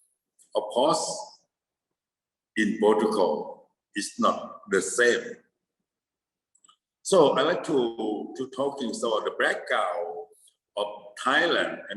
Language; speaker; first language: English; non-native, fluent; Thai